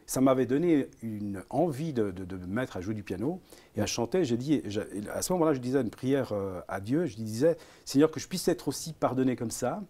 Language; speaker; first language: French; early bilingual, other home language; Italian